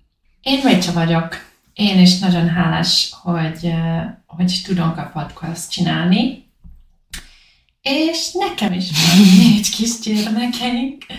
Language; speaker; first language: Hungarian; non-native, learner; English